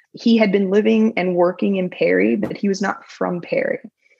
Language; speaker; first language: English; native; English